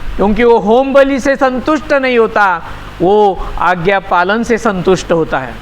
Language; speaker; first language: Hindi; non-native, local second language; Marathi